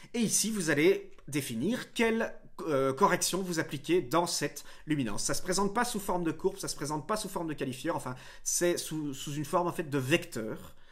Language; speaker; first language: French; native; French